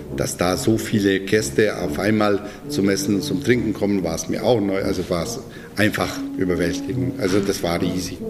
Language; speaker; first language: German; non-native, fluent; Bosnian